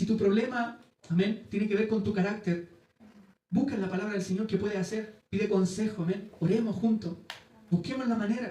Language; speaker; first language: Spanish; native; Spanish